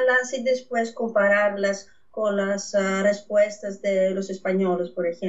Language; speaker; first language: Spanish; non-native, fluent; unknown